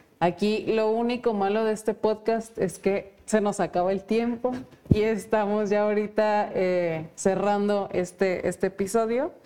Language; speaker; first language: Spanish; native; Spanish